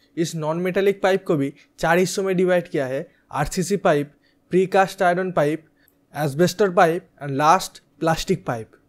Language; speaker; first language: Hindi; native; Hindi